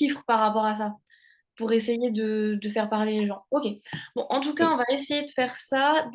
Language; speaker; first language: French; native; French